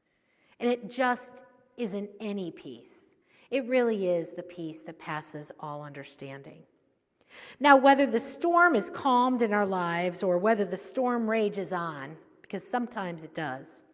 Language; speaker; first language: English; native; English